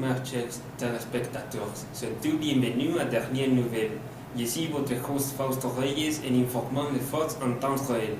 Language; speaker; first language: French; non-native, learner; Spanish